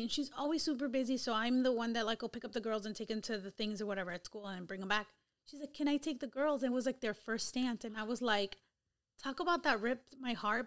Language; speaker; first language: English; early bilingual, other home language; Spanish